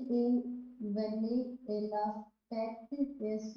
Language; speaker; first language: French; non-native, learner; Hindi